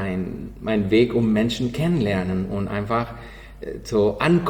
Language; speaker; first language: German; non-native, learner; Spanish